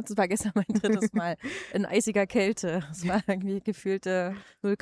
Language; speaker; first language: German; native; German